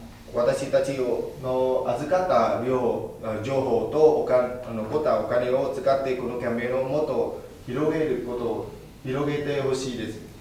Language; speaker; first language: Japanese; non-native, fluent; Vietnamese